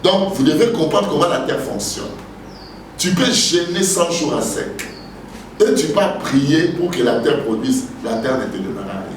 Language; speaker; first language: French; non-native, local second language; Lingala